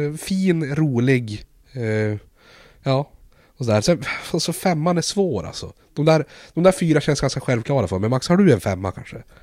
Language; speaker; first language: Swedish; native; Swedish